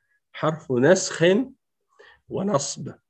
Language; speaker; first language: Arabic; non-native, fluent; French